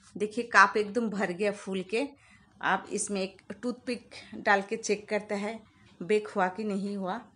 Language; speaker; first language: Hindi; non-native, local second language; Bangla